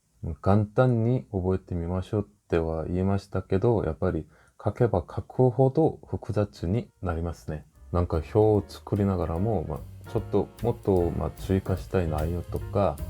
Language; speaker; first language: Japanese; non-native, fluent; Korean